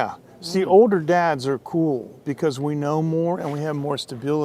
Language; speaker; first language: English; native; English